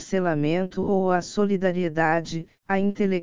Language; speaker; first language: Portuguese; native; Portuguese